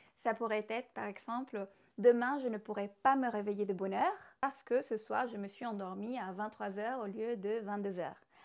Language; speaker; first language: French; non-native, fluent; Spanish